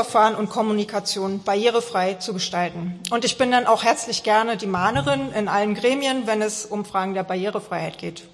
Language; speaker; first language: German; native; German